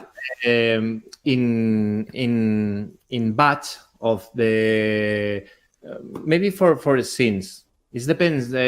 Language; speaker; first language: English; non-native, learner; Spanish